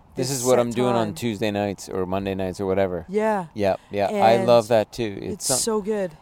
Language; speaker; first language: English; native; English